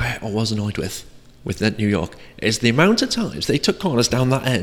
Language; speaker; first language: English; native; English